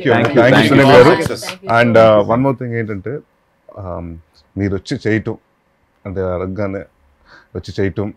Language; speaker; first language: Telugu; native; Telugu